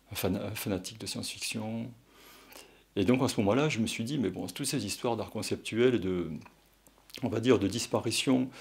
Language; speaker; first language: French; native; French